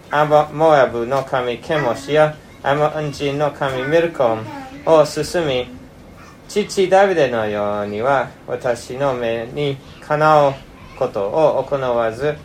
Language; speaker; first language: Japanese; non-native, fluent; English